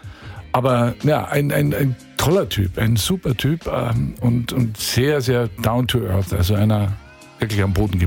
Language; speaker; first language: German; native; German